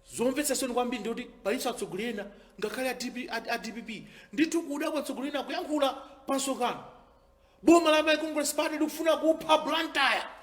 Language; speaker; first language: Nyanja; native; Nyanja